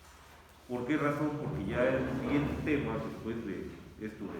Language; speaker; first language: Spanish; native; Spanish